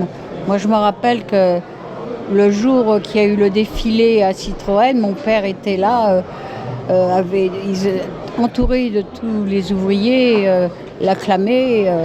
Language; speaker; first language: French; native; French